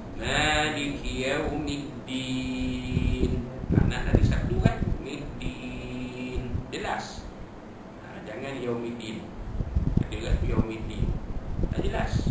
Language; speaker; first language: Malay; native; Malay